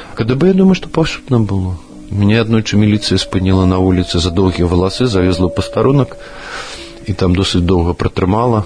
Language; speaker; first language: Belarusian; non-native, local second language; Russian